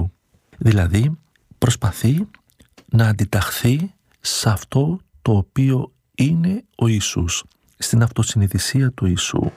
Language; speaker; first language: Greek; native; Greek